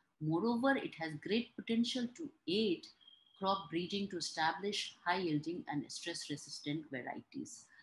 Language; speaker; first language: English; non-native, local second language; Hindi